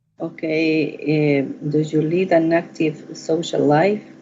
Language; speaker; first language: English; non-native, learner; Spanish